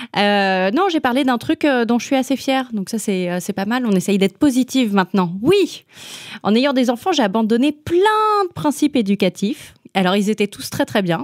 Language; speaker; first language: French; native; French